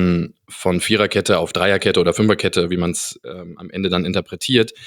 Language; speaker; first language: German; native; German